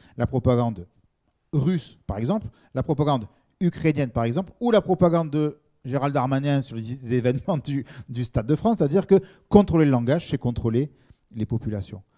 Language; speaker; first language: French; native; French